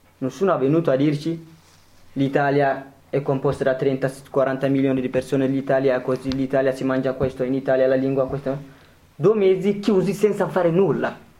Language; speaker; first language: Italian; non-native, fluent; Tigrinya